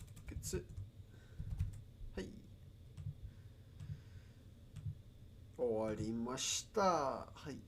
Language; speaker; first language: Japanese; non-native, learner; Spanish